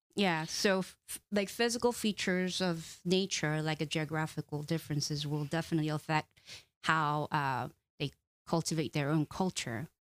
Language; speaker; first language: English; non-native, fluent; Korean